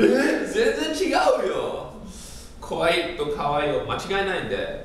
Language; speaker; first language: Japanese; non-native, learner; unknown